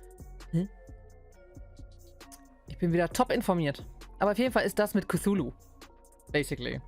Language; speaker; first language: German; native; German